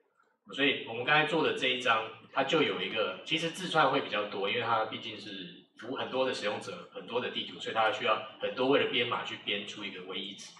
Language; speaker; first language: Chinese; native; Chinese